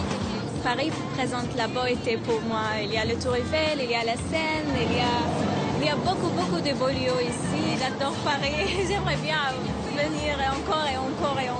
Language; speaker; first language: French; non-native, fluent; Arabic